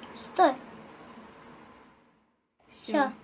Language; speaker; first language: Russian; non-native, learner; Tajik